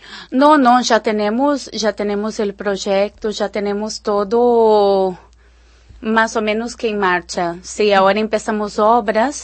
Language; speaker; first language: Spanish; non-native, fluent; Portuguese